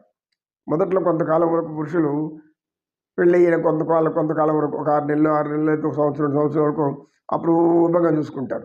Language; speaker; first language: Telugu; native; Telugu